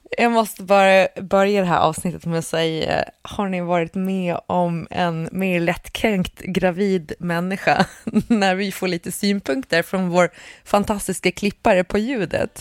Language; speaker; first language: Swedish; native; Swedish